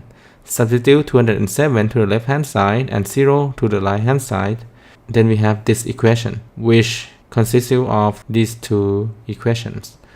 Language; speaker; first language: English; non-native, fluent; Thai